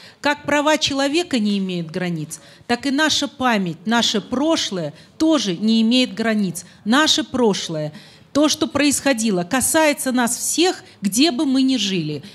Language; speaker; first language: Russian; native; Russian